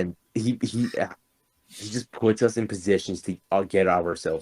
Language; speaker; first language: English; native; English